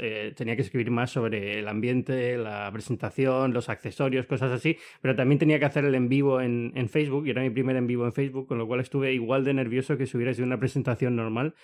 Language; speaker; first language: Spanish; native; Spanish